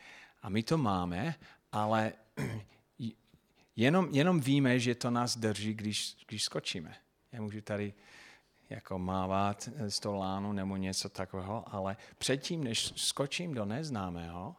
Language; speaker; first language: Czech; non-native, fluent; English